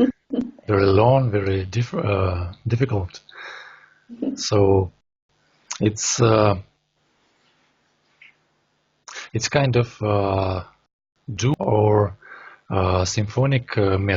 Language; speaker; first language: English; non-native, learner; Russian